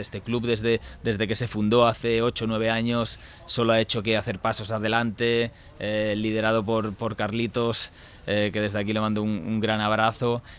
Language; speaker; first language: Spanish; native; Spanish